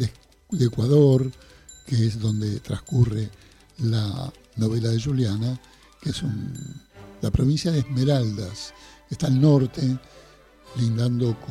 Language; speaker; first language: Spanish; native; Spanish